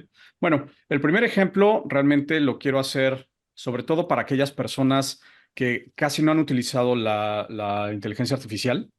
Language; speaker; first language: Spanish; native; Spanish